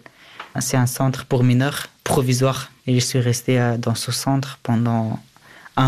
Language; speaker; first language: French; early bilingual, other home language; Persian